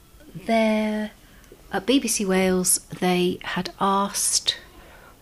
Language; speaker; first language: English; native; English